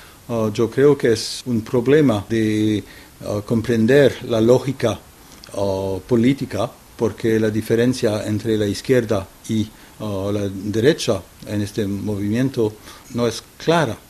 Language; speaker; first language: Spanish; non-native, fluent; French